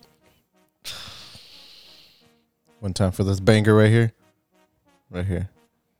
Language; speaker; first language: English; native; English